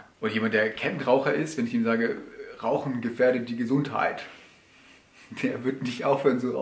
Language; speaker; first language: German; native; German